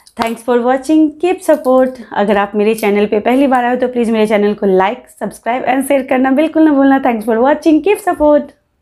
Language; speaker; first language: Hindi; native; Hindi